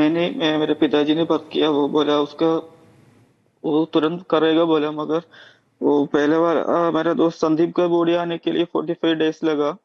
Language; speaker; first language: Hindi; non-native, local second language; Malayalam